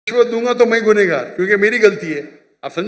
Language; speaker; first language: Hindi; non-native, local second language; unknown